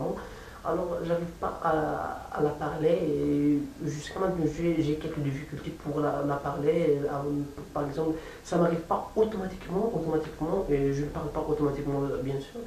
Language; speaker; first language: French; non-native, fluent; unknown